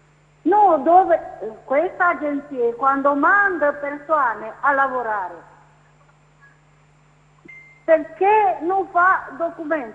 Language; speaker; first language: Italian; non-native, learner; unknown